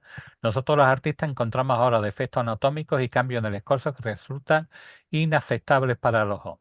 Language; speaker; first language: Spanish; native; Spanish